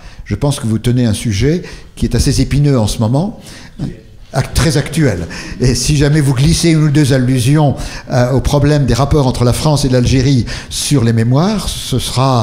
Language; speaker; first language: French; native; French